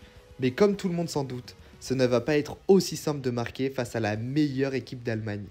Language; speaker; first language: French; native; French